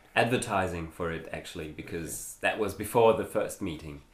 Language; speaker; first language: English; non-native, fluent; German